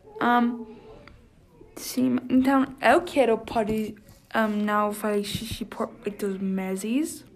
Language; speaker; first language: Portuguese; non-native, learner; English